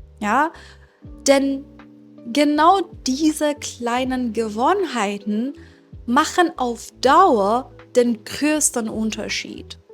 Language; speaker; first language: German; non-native, fluent; Persian